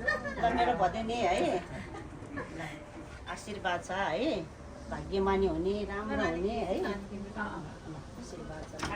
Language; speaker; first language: Nepali; non-native, local second language; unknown